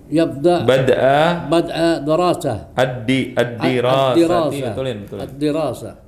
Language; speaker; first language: Arabic; non-native, learner; Indonesian